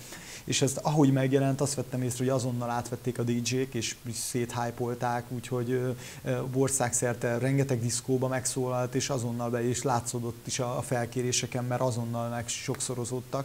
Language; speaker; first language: Hungarian; native; Hungarian